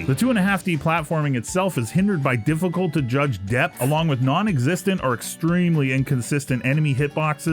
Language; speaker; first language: English; native; English